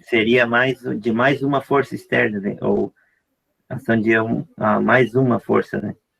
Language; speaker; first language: Portuguese; native; Portuguese